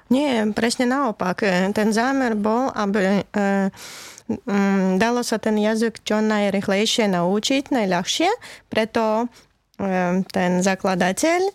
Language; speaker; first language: Slovak; non-native, fluent; Latvian